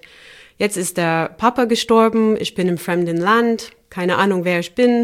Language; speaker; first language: German; non-native, fluent; English